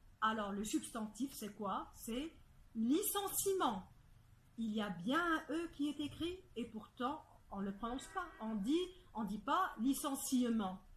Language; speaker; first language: French; non-native, fluent; Arabic